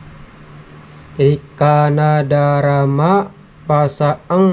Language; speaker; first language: Indonesian; non-native, local second language; Javanese